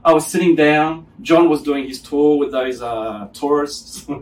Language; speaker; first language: English; non-native, fluent; French